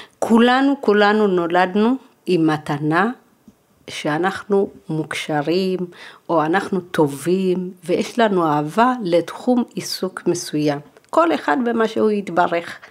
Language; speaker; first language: Hebrew; early bilingual, other home language; Amharic